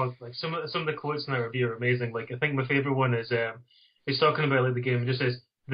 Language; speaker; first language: English; native; English